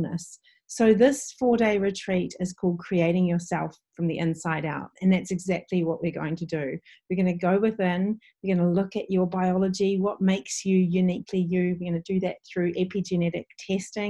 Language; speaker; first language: English; native; English